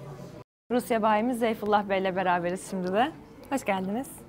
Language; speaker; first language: Turkish; native; Turkish